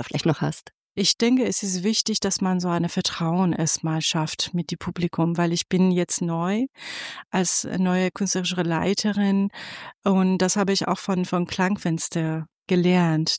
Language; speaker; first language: German; non-native, fluent; Persian